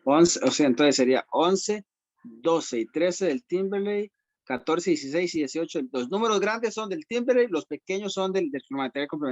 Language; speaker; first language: Spanish; native; Spanish